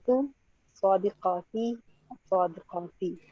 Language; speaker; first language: Arabic; non-native, learner; Urdu